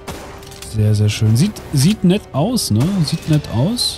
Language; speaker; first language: German; native; German